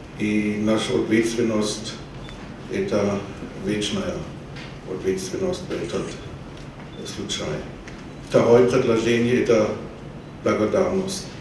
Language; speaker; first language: Russian; non-native, learner; German